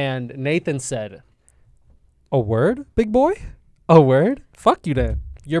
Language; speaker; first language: English; native; English